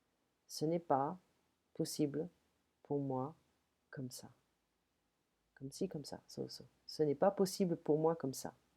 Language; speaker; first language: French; non-native, fluent; English